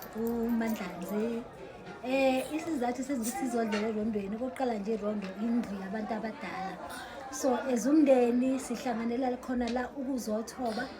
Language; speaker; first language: Zulu; native; Zulu